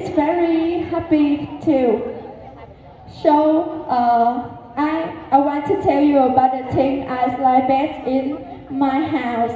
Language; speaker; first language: English; non-native, learner; Vietnamese